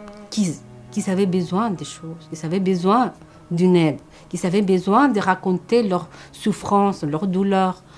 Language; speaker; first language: French; non-native, fluent; Spanish